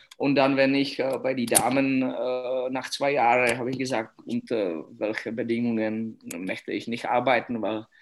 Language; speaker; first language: German; non-native, fluent; Czech